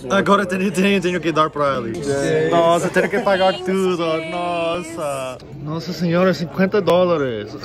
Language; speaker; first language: Portuguese; non-native, learner; English